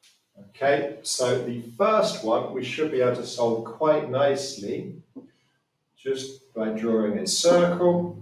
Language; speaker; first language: English; native; English